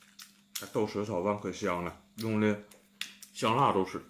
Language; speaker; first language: Chinese; native; Chinese